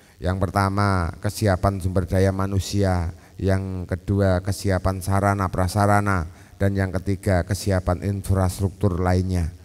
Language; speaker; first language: Indonesian; native; Indonesian